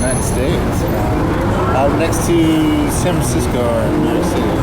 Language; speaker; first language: English; native; English